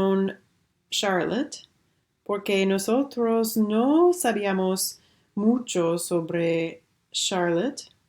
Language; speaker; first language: Spanish; non-native, learner; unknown